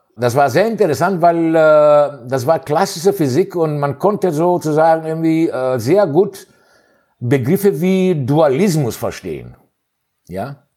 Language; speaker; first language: German; non-native, fluent; Greek